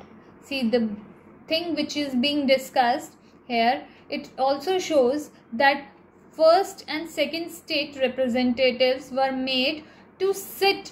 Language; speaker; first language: English; non-native, local second language; Hindi